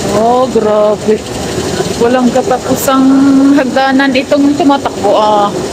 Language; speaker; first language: Filipino; native; Filipino